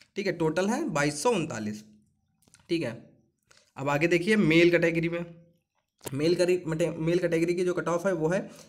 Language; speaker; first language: Hindi; native; Hindi